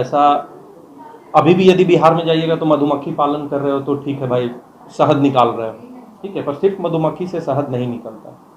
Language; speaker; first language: Hindi; native; Hindi